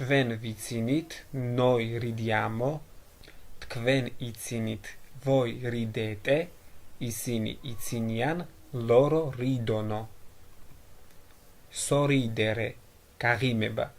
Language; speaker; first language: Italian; non-native, fluent; Georgian